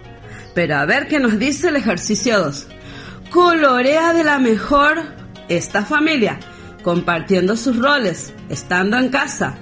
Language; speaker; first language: Spanish; native; Spanish